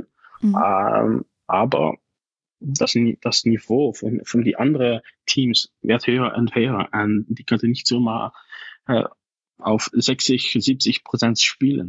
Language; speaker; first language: German; non-native, fluent; Dutch